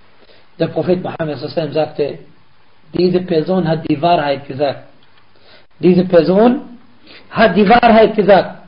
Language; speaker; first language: German; non-native, fluent; Arabic